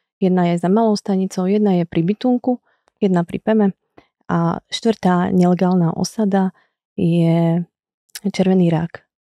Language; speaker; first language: Slovak; native; Slovak